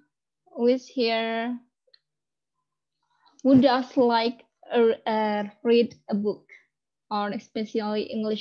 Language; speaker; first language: English; non-native, fluent; Indonesian